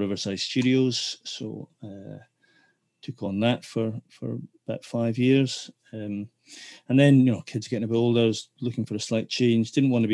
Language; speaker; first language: English; native; English